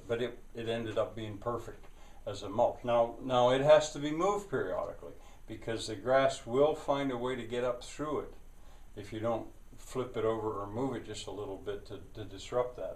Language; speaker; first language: English; native; English